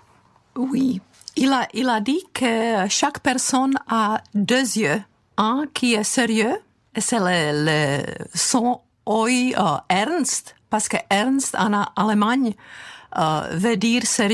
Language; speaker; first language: French; non-native, fluent; Czech